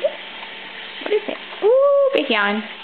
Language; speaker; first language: English; native; English